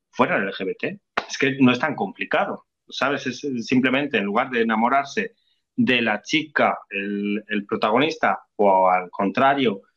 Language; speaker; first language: Spanish; native; Spanish